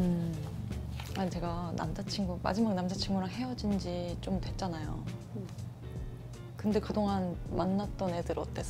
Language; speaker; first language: Korean; native; Korean